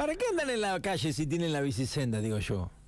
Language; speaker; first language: Spanish; native; Spanish